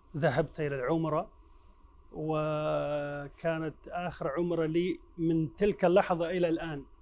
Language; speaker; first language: Arabic; non-native, fluent; Chinese